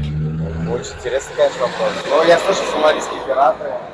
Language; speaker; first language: Russian; native; Russian